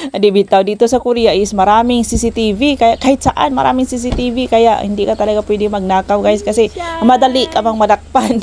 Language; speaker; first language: Filipino; non-native, local second language; Cebuano